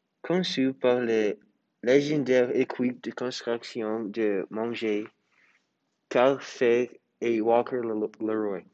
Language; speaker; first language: French; non-native, learner; English